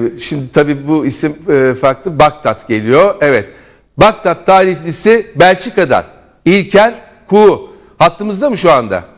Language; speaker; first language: Turkish; native; Turkish